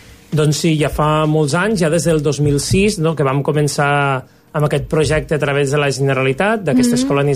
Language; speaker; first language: Catalan; native; Catalan